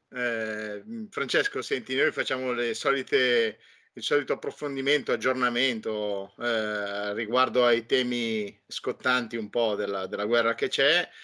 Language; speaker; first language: Italian; native; Italian